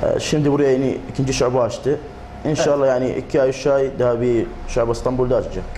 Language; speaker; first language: Turkish; non-native, learner; Arabic